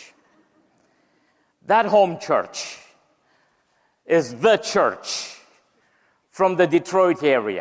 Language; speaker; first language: English; non-native, fluent; Romanian